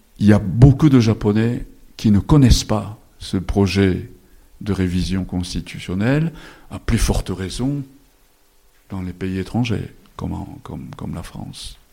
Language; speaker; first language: French; non-native, fluent; Japanese